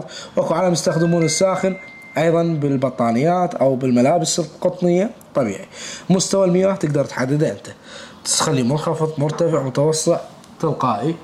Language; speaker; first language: Arabic; native; Arabic